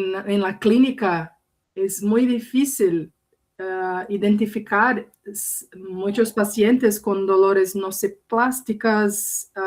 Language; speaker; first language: Spanish; non-native, learner; Portuguese